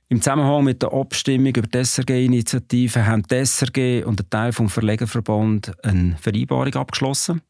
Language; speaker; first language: German; native; German